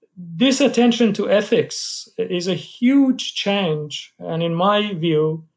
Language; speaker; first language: English; non-native, fluent; Persian